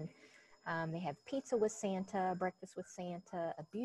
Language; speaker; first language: English; native; English